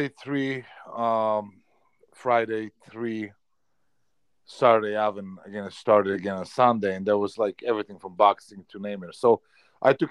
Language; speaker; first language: English; non-native, fluent; Polish